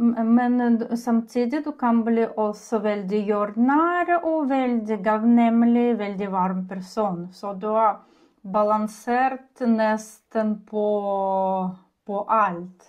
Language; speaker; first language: Norwegian; non-native, learner; Ukrainian